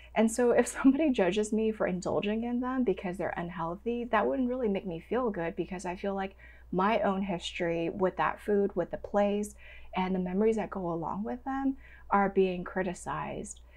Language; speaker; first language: English; non-native, local second language; Cantonese